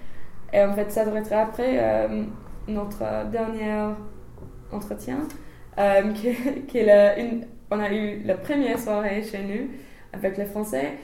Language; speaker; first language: French; non-native, learner; English